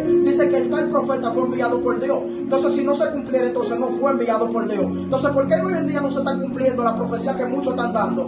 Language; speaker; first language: Spanish; native; Spanish